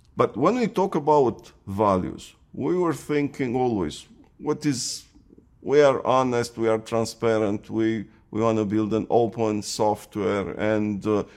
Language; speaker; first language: English; non-native, fluent; Romanian